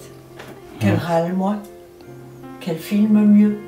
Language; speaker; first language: French; native; French